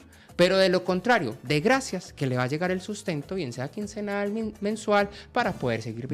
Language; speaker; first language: Spanish; native; Spanish